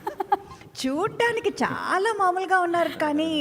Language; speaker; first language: Telugu; non-native, local second language; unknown